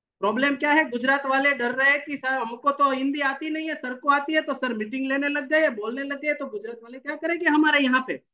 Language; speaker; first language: Hindi; non-native, local second language; Gujarati